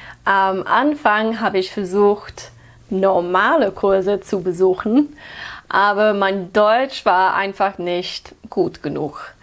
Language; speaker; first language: German; non-native, fluent; English